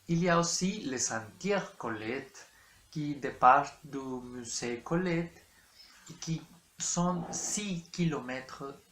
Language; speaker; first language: French; non-native, learner; Spanish